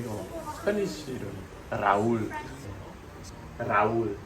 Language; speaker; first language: Korean; non-native, learner; Hungarian